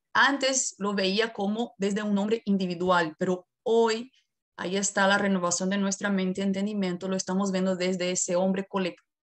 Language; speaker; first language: Spanish; non-native, fluent; Portuguese